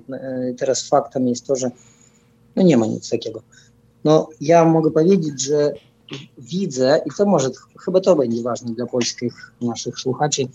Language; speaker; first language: Polish; non-native, fluent; Russian